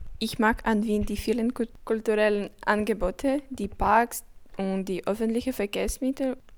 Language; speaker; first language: German; non-native, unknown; Ukrainian